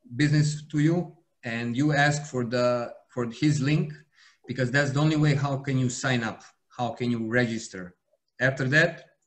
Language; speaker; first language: English; non-native, fluent; Serbian